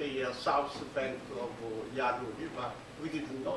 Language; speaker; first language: English; non-native, learner; Korean